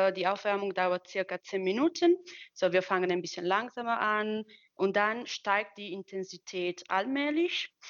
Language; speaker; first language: German; non-native, fluent; Italian